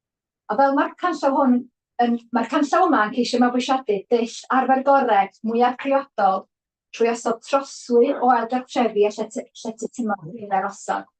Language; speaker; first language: Welsh; native; Welsh